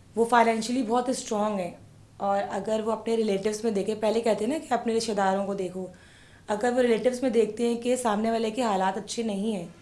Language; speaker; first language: Urdu; native; Urdu